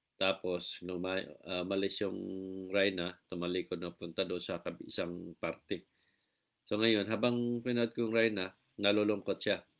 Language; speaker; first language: Filipino; non-native, local second language; Cebuano